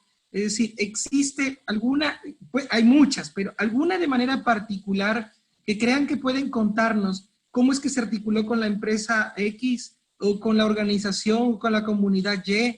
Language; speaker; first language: Spanish; native; Spanish